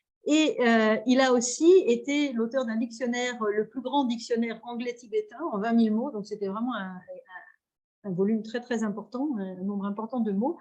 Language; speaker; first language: French; native; French